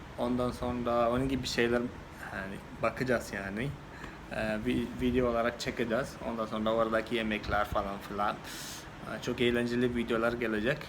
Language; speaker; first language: Turkish; non-native, fluent; Malayalam